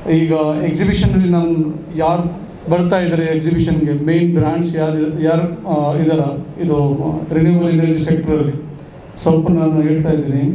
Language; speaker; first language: Kannada; non-native, local second language; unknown